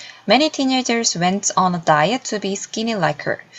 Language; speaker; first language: English; non-native, fluent; Korean